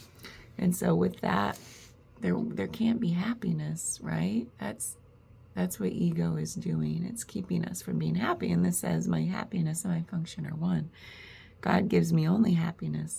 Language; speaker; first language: English; native; English